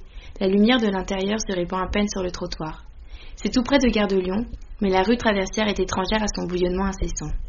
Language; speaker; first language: French; native; French